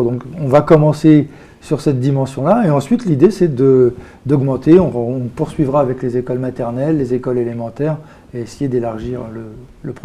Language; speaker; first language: French; native; French